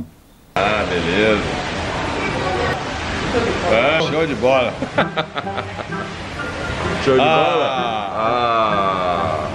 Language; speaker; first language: Portuguese; native; Portuguese